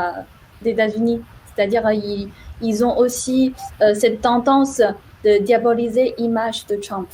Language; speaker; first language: French; non-native, fluent; Chinese